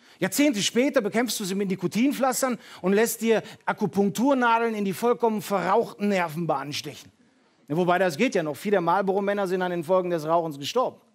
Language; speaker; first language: German; early bilingual, heritage; Dutch